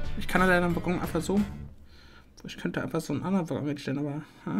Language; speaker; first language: German; native; German